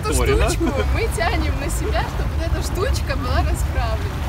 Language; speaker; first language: Russian; native; Russian